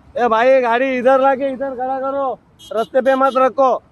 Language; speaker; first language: Hindi; non-native, local second language; Marathi